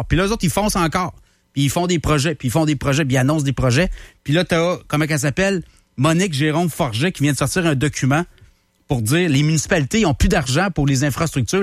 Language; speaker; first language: French; native; French